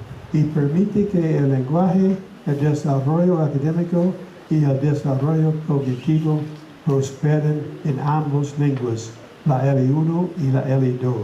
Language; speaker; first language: Spanish; non-native, fluent; English